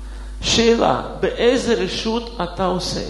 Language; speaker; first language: Hebrew; non-native, fluent; Russian